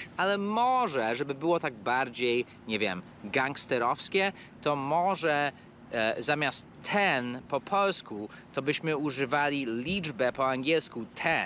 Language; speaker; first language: Polish; non-native, fluent; English